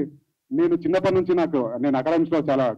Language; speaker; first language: Telugu; native; Telugu